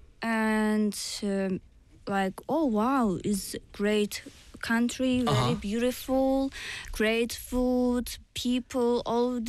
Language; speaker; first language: English; non-native, learner; Russian